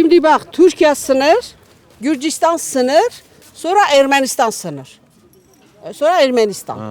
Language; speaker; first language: Turkish; non-native, learner; Armenian